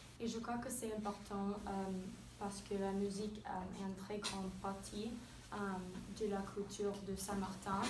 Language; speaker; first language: French; non-native, learner; English